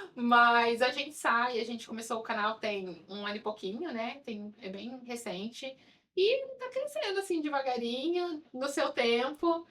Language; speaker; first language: Portuguese; native; Portuguese